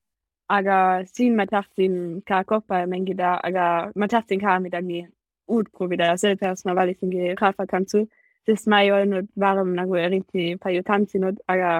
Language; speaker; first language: Estonian; non-native, learner; German